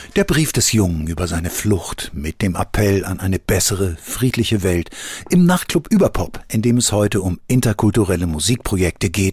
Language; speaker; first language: German; native; German